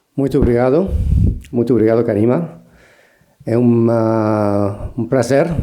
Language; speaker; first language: Portuguese; non-native, learner; Spanish